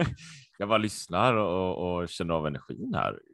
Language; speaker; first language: Swedish; native; Swedish